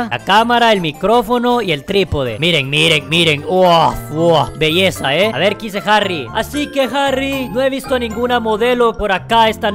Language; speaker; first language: Spanish; native; Spanish